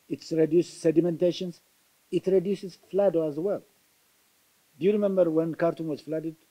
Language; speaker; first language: English; non-native, local second language; Amharic